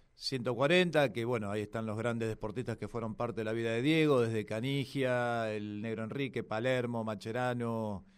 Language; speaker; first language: Spanish; native; Spanish